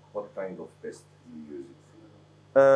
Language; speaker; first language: English; non-native, learner; Romanian